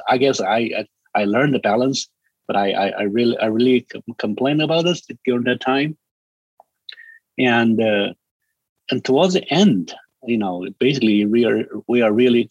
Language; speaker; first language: English; non-native, fluent; Chinese